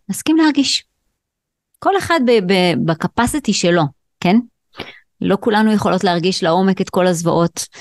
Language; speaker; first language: Hebrew; native; Hebrew